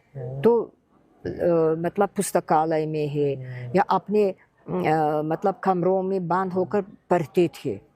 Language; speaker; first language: Hindi; non-native, fluent; Tajik